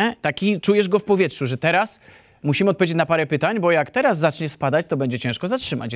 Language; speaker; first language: Polish; native; Polish